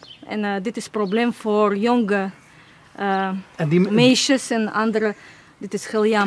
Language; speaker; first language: Dutch; non-native, learner; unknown